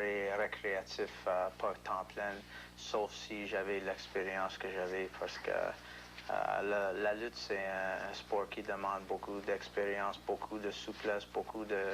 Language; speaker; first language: French; non-native, local second language; English